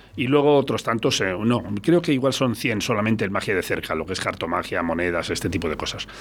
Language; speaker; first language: Spanish; native; Spanish